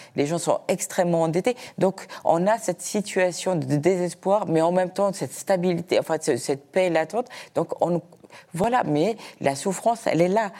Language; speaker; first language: French; early bilingual, other home language; Persian